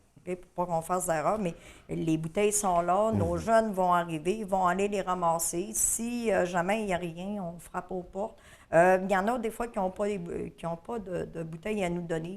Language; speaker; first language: French; native; French